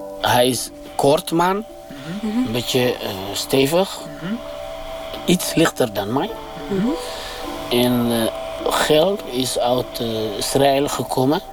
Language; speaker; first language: Dutch; non-native, learner; Tigrinya